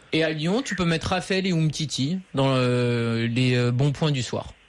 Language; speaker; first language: French; native; French